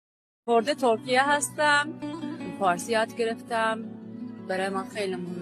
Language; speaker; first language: Persian; non-native, learner; Kurdish